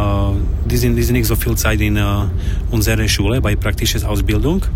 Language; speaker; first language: German; non-native, learner; Slovak